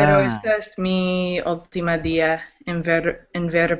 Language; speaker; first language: Spanish; non-native, learner; English